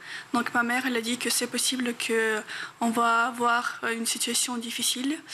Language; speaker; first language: French; non-native, fluent; Ukrainian